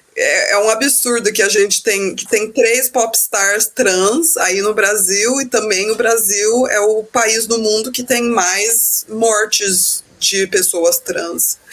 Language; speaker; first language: Portuguese; early bilingual, heritage; Portuguese